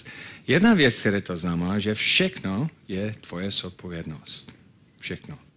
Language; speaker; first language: Czech; non-native, fluent; English